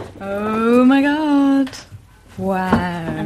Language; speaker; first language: English; native; English